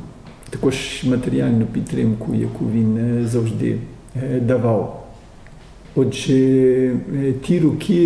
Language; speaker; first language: Ukrainian; early bilingual, heritage; Ukrainian